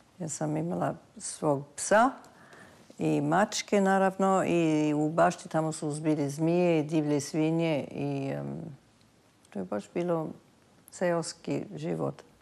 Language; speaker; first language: Serbian; early bilingual, heritage; Serbian